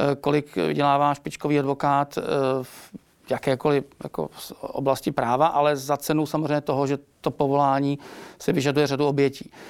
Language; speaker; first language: Czech; native; Czech